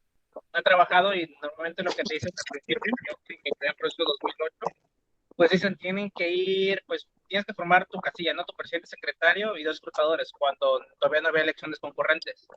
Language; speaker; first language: Spanish; native; Spanish